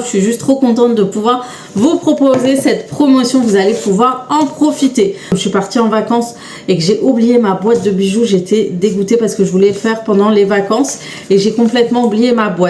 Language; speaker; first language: French; native; French